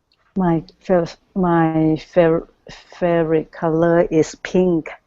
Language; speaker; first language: English; non-native, learner; Thai